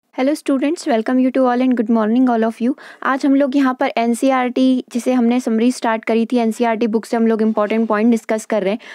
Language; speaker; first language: Hindi; native; Hindi